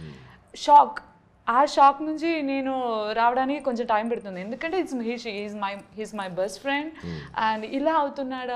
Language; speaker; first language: Telugu; non-native, learner; Malayalam